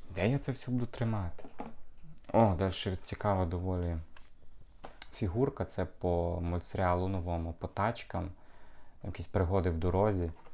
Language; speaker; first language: Ukrainian; non-native, local second language; Russian